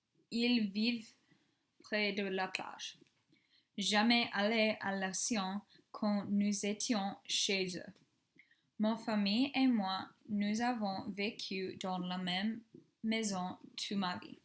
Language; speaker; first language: French; non-native, learner; English